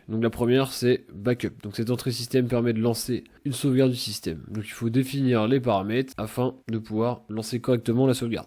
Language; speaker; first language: French; native; French